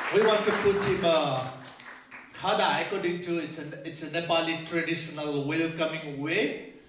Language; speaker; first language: English; non-native, fluent; Nepali